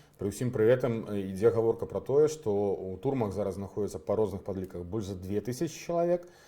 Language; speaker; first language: Belarusian; native; Belarusian